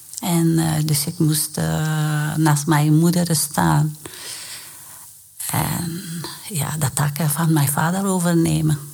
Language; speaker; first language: Dutch; non-native, learner; Persian